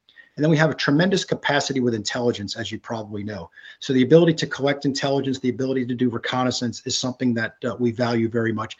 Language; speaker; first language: English; native; English